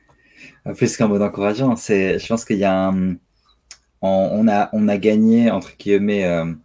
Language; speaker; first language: French; native; French